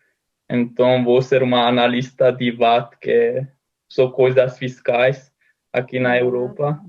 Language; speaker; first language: Portuguese; non-native, learner; Hungarian